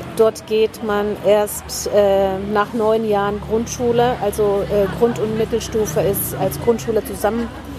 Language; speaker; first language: German; early bilingual, heritage; German